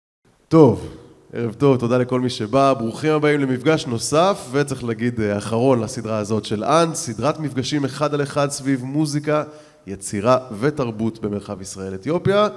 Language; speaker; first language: Hebrew; native; Hebrew